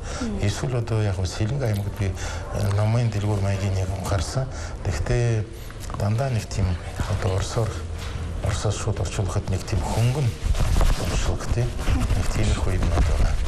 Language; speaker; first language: Mongolian; non-native, fluent; Russian